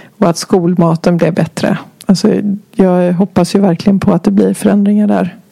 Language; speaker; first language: Swedish; native; Swedish